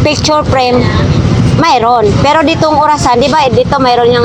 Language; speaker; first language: Filipino; native; Filipino